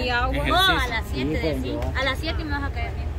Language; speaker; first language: Spanish; native; Spanish